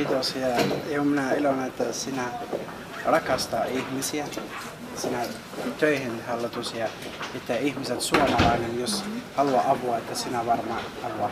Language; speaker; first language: Finnish; non-native, learner; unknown